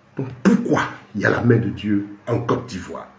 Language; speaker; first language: French; native; French